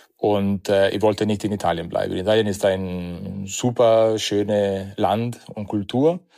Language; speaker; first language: German; non-native, fluent; Italian